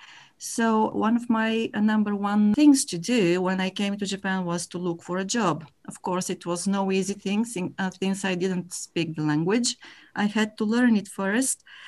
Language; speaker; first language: English; non-native, fluent; Bulgarian